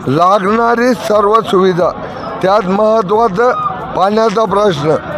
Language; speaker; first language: Marathi; native; Marathi